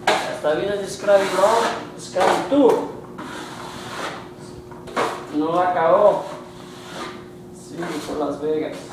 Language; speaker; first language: Spanish; non-native, fluent; Portuguese